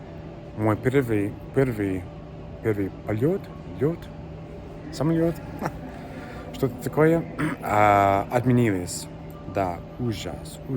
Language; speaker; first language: Russian; non-native, learner; English